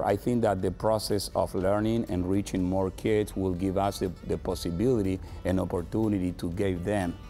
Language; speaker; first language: English; non-native, fluent; Spanish